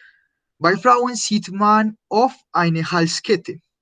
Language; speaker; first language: German; non-native, fluent; Spanish